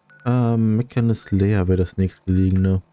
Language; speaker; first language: German; native; German